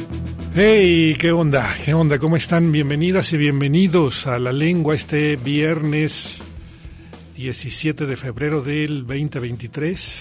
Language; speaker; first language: Spanish; native; Spanish